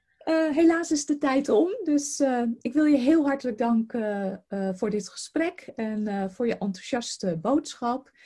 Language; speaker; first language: Dutch; native; Dutch